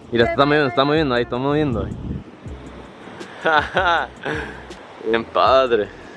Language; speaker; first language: Spanish; early bilingual, heritage; Spanish